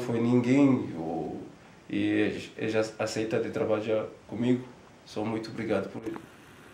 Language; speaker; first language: Portuguese; non-native, learner; French